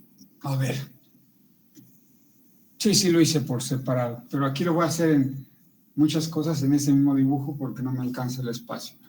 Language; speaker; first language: Spanish; native; Spanish